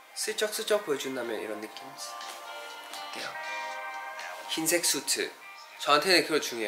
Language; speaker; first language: Korean; non-native, fluent; Thai